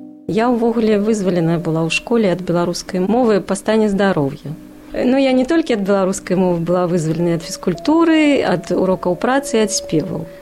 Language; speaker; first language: Belarusian; non-native, local second language; Russian